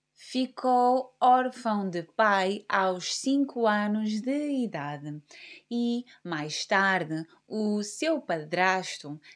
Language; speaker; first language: Portuguese; native; Portuguese